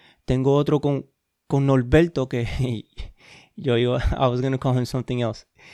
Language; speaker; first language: Spanish; early bilingual, heritage; Spanish